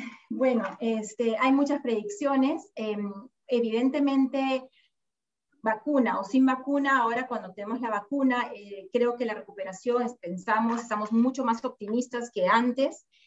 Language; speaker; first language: Spanish; native; Spanish